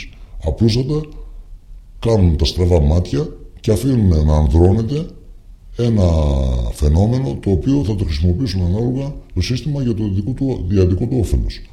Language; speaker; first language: Greek; native; Greek